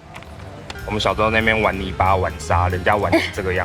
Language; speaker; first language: Chinese; native; Chinese